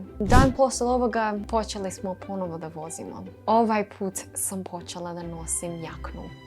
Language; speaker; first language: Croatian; non-native, learner; English